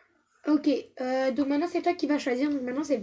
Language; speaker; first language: French; native; French